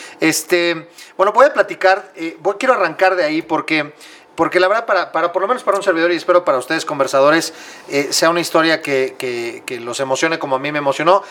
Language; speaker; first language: Spanish; native; Spanish